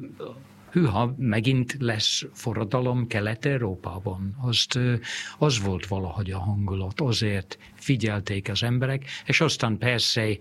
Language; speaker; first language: Hungarian; non-native, fluent; English